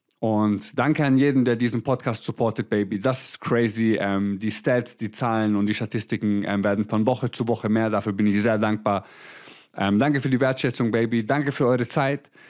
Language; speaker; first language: German; early bilingual, other home language; Croatian